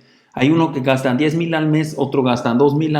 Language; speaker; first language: Spanish; non-native, fluent; German